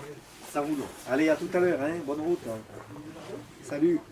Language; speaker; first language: French; native; French